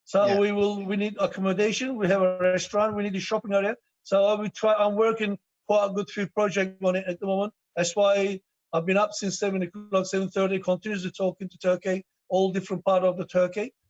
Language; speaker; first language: English; non-native, learner; Turkish